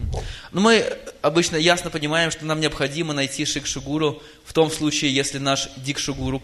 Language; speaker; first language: Russian; native; Russian